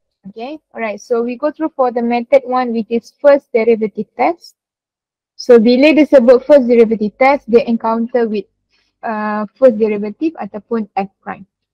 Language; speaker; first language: English; non-native, local second language; Malay